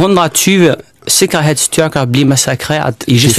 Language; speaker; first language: Danish; non-native, fluent; Arabic